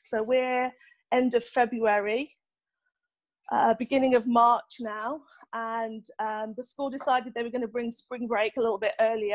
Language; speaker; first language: English; native; English